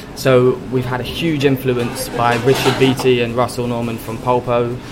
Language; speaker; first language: English; native; English